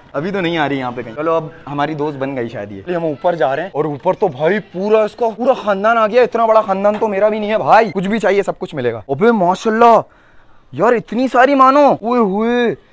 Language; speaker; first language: Urdu; native; Urdu